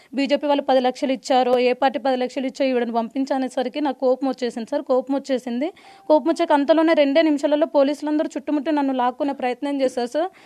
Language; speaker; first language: Telugu; native; Telugu